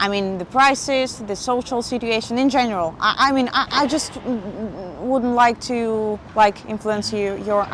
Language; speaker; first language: English; non-native, fluent; Spanish